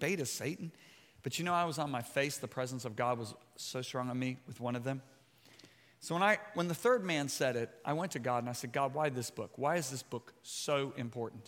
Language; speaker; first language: English; native; English